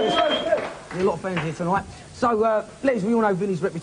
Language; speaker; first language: English; native; English